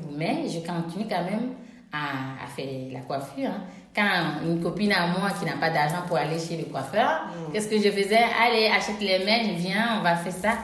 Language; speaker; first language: French; non-native, local second language; Ewe